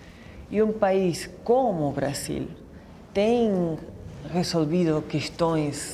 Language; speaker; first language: Spanish; non-native, learner; Portuguese